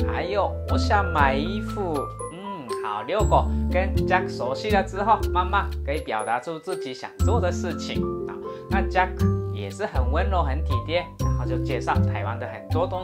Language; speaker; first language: Chinese; non-native, fluent; Japanese